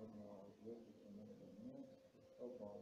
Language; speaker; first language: Polish; non-native, learner; Croatian